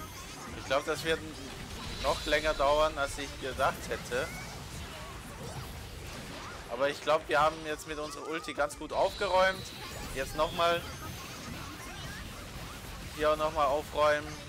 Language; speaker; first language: German; native; German